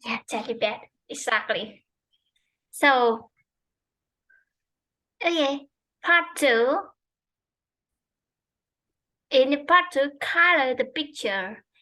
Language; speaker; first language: English; non-native, fluent; Vietnamese